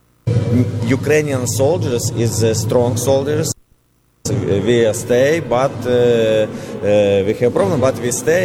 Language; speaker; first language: English; non-native, learner; Ukrainian